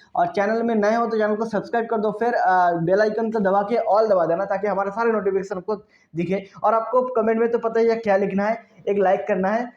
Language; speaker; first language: Hindi; non-native, local second language; Bangla